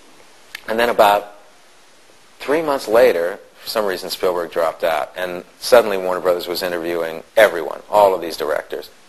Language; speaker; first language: English; native; English